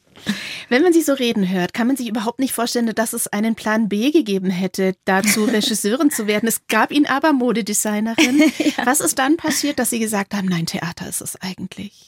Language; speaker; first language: German; native; German